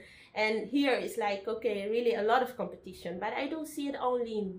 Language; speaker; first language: English; non-native, fluent; Spanish